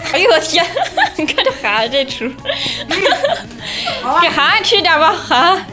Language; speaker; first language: Chinese; native; Chinese